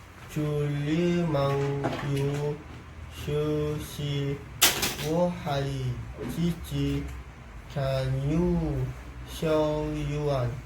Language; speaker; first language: Chinese; non-native, learner; Indonesian